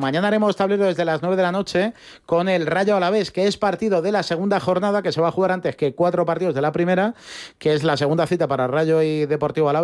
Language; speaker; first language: Spanish; native; Spanish